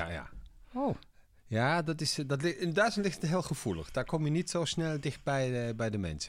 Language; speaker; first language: Dutch; non-native, fluent; German